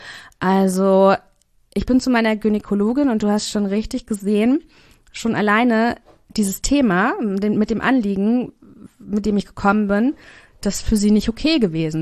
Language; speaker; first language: German; native; German